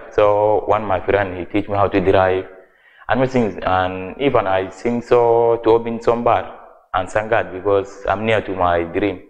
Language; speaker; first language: English; non-native, learner; Arabic